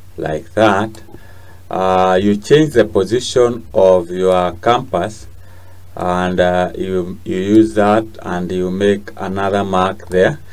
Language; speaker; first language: English; non-native, local second language; Swahili